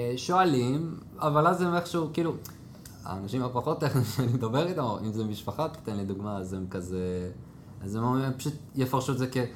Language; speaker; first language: Hebrew; native; Hebrew